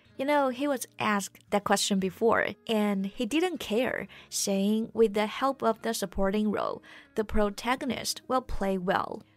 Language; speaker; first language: English; non-native, fluent; Chinese